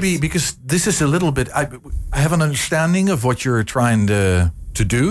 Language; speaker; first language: English; non-native, fluent; Dutch